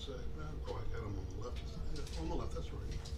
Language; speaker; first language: English; native; English